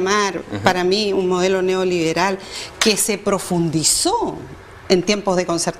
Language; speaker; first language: Spanish; native; Spanish